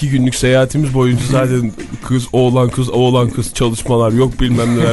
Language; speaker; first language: Turkish; native; Turkish